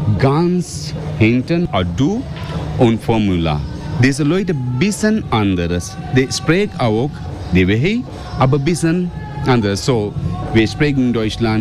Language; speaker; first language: German; non-native, learner; Sinhala